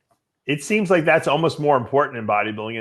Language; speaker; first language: English; native; English